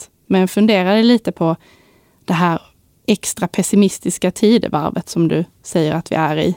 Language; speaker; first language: Swedish; native; Swedish